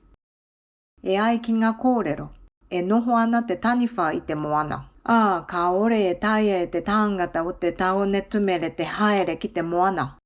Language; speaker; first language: Māori; non-native, fluent; Japanese